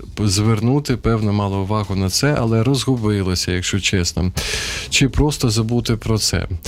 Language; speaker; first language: Ukrainian; non-native, local second language; Russian